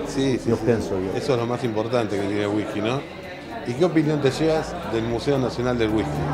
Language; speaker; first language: Spanish; native; Spanish